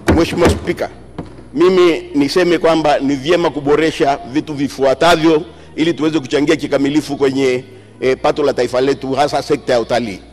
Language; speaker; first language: Swahili; native; Swahili